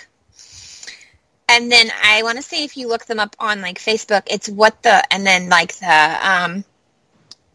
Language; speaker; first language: English; native; English